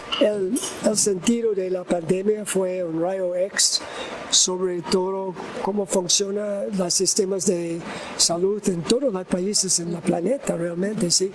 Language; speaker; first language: Spanish; non-native, learner; English